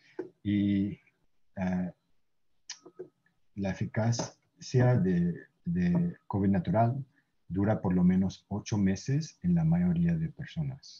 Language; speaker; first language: Spanish; non-native, fluent; English